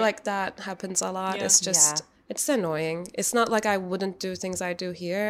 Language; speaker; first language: English; non-native, fluent; Turkish